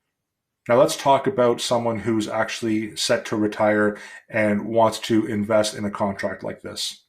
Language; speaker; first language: English; native; English